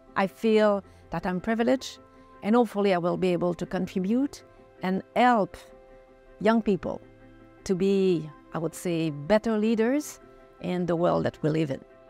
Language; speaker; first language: English; non-native, fluent; French